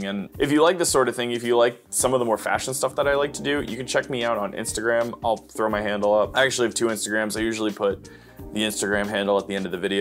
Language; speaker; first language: English; native; English